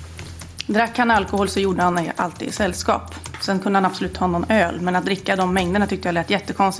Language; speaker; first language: Swedish; native; Swedish